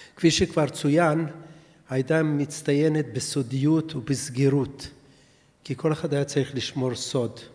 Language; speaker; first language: Hebrew; early bilingual, other home language; Persian